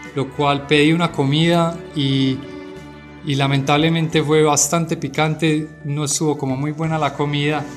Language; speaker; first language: Spanish; native; Spanish